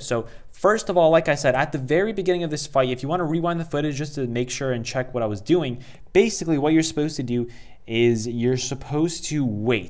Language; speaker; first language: English; native; English